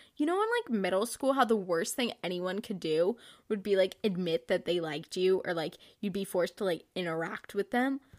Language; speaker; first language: English; native; English